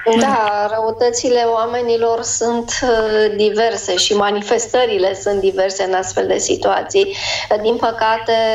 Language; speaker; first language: Romanian; native; Romanian